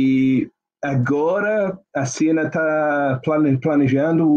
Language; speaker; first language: Portuguese; non-native, fluent; English